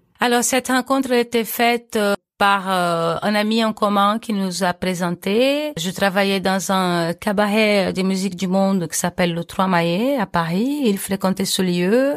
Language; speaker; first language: French; non-native, fluent; Portuguese